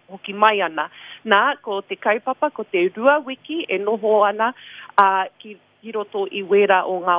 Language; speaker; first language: Māori; non-native, local second language; English